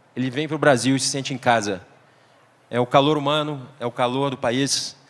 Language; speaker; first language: Portuguese; native; Portuguese